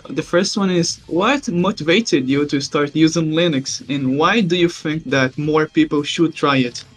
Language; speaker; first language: English; non-native, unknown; Portuguese